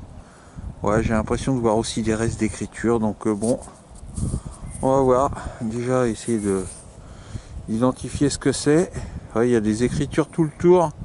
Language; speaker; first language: French; native; French